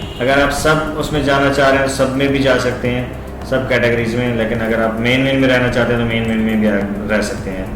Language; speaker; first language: Urdu; non-native, local second language; Punjabi